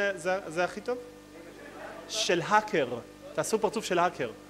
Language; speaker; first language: Hebrew; native; Hebrew